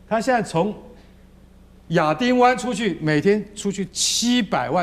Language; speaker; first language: Chinese; native; Chinese